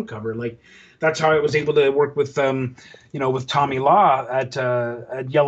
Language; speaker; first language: English; native; English